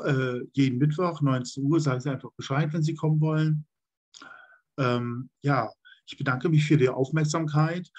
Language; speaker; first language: German; native; German